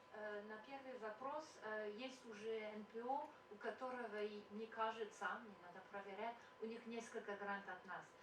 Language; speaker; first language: Russian; non-native, fluent; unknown